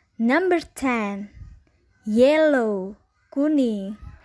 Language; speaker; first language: English; non-native, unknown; Indonesian